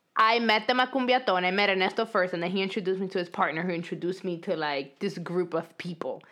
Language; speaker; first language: English; early bilingual, other home language; Spanish